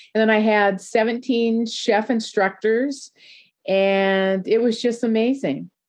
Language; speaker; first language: English; native; English